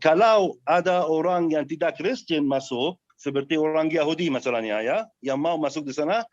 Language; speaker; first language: Indonesian; non-native, learner; Arabic